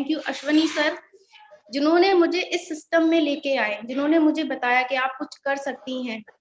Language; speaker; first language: Hindi; native; Hindi